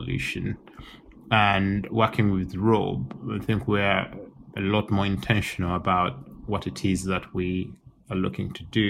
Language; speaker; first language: English; non-native, local second language; Ganda